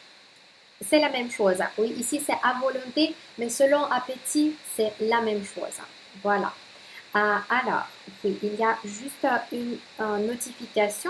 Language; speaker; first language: French; non-native, fluent; Russian